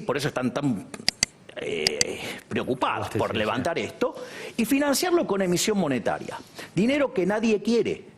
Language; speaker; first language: Spanish; native; Spanish